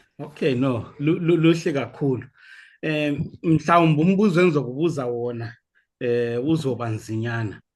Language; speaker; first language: Zulu; native; Zulu